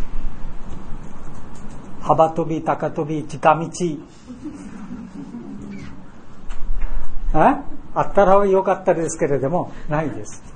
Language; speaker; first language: Japanese; non-native, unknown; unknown